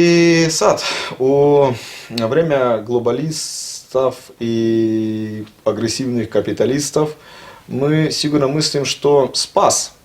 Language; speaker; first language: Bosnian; non-native, learner; Russian